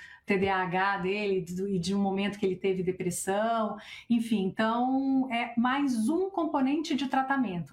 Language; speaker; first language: Portuguese; native; Portuguese